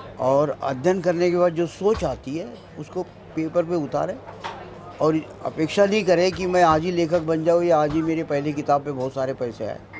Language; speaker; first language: Hindi; non-native, local second language; Marathi